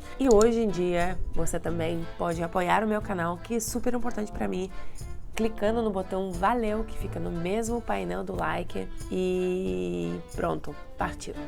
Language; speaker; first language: Portuguese; non-native, fluent; Russian